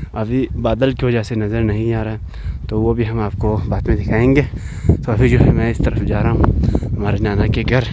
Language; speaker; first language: Urdu; native; Urdu